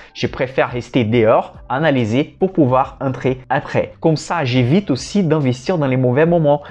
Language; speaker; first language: French; non-native, fluent; Portuguese